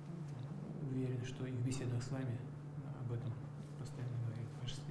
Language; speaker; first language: Russian; native; Russian